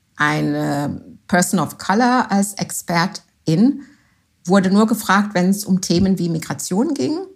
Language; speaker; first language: German; non-native, fluent; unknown